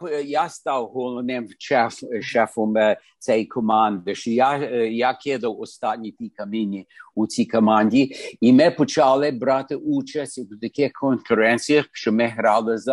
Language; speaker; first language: Ukrainian; early bilingual, heritage; Ukrainian